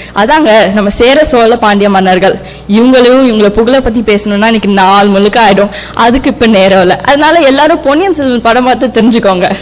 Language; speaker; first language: Tamil; early bilingual, heritage; Tamil